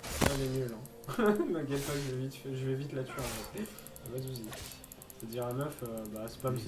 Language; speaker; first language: French; native; French